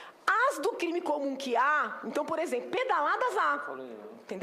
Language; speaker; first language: Portuguese; native; Portuguese